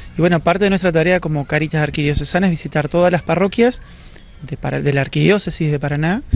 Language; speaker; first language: Spanish; native; Spanish